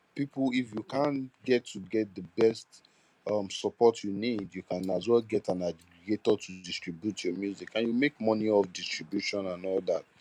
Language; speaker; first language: English; non-native, local second language; Yoruba